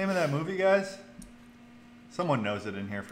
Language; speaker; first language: English; native; English